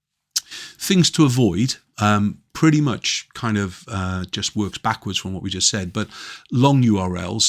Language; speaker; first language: English; native; English